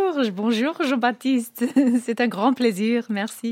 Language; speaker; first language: French; non-native, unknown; English